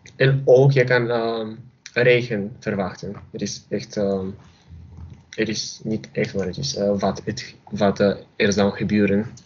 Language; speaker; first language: Dutch; non-native, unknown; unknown